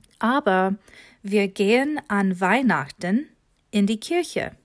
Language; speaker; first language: German; non-native, fluent; English